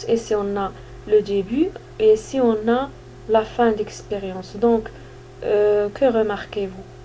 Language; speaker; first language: French; non-native, local second language; Arabic